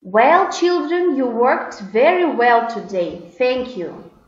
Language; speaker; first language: English; non-native, fluent; Russian